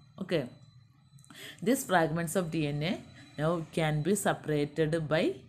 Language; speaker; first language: English; non-native, local second language; Malayalam